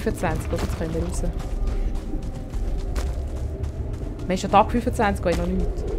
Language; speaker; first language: German; native; German